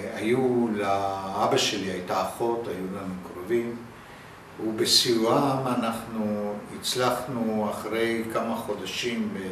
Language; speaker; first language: Hebrew; early bilingual, other home language; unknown